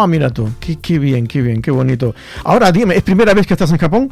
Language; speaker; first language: Spanish; native; Spanish